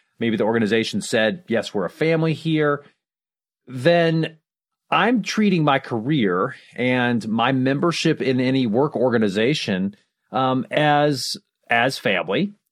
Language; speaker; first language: English; native; English